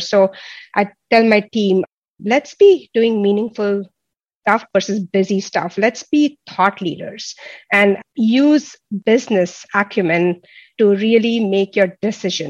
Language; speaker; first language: English; non-native, local second language; Hindi